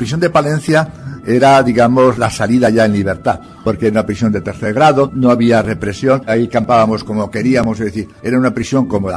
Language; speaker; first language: Spanish; native; Spanish